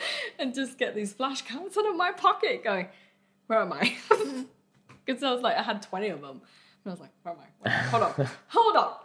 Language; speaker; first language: English; early bilingual, other home language; Vietnamese